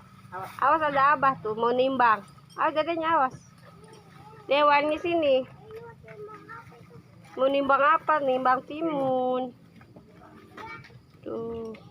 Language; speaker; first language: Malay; non-native, local second language; Sundanese